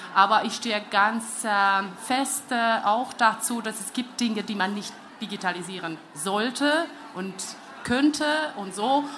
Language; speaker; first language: German; non-native, fluent; Hungarian